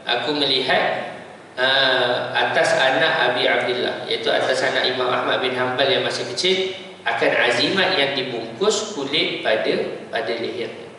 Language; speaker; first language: Malay; native; Malay